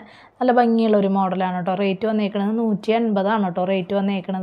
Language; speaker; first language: Malayalam; native; Malayalam